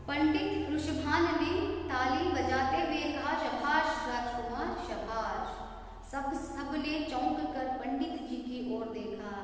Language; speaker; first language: Hindi; non-native, local second language; Kannada